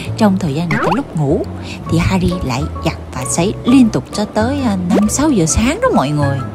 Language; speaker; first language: Vietnamese; early bilingual, heritage; Korean